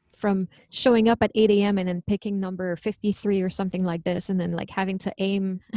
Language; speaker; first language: English; non-native, fluent; French